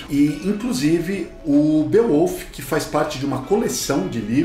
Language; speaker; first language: Portuguese; native; Portuguese